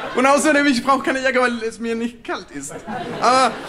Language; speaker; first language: German; non-native, fluent; Spanish